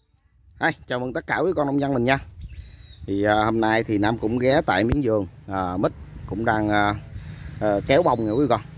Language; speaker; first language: Vietnamese; native; Vietnamese